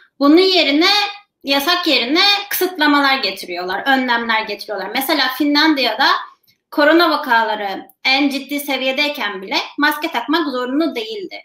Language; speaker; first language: Turkish; native; Turkish